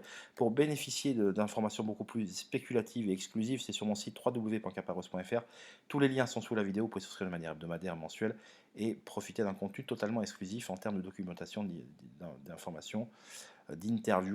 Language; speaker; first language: French; native; French